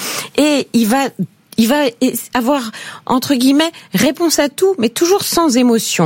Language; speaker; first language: French; native; French